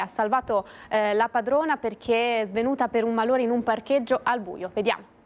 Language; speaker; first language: Italian; native; Italian